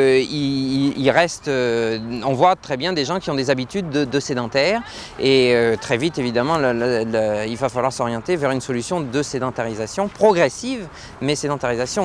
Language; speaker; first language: French; native; French